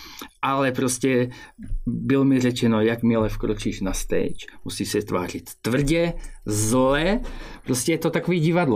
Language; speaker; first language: Czech; native; Czech